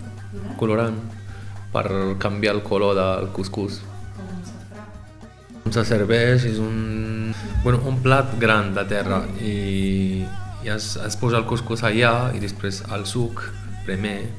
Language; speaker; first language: Catalan; non-native, learner; Arabic